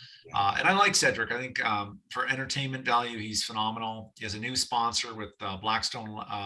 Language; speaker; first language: English; native; English